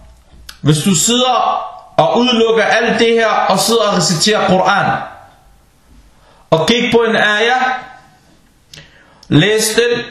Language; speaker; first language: Danish; non-native, fluent; Arabic